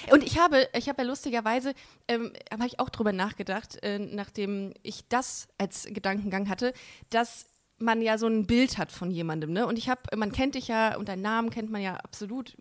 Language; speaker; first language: German; native; German